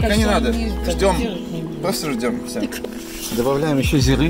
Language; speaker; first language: Russian; native; Russian